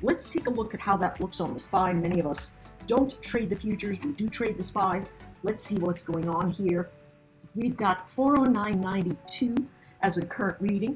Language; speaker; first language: English; native; English